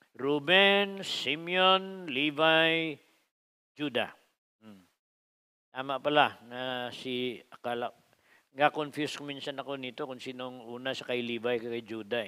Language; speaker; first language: Filipino; non-native, local second language; Cebuano